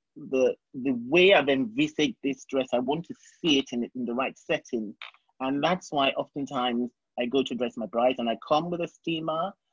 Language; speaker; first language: English; non-native, local second language; Yoruba